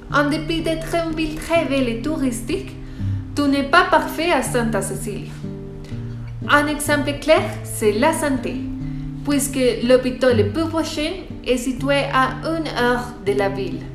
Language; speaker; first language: French; non-native, learner; Spanish